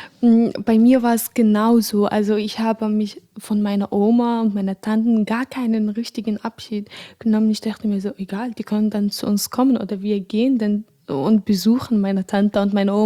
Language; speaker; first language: German; non-native, fluent; Arabic